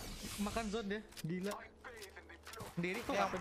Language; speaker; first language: Indonesian; native; Indonesian